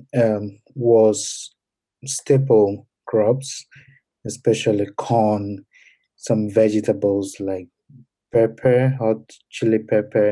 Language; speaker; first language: English; non-native, local second language; Ewe